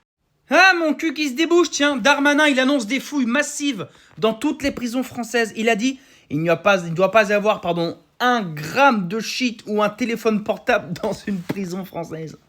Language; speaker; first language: French; native; French